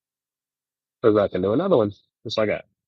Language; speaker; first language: English; native; English